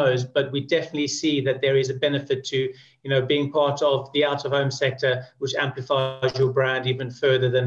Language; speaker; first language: English; native; English